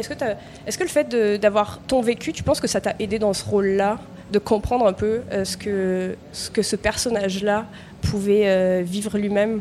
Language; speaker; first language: French; native; French